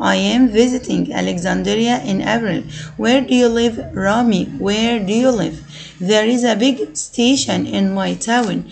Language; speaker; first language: English; non-native, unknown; Arabic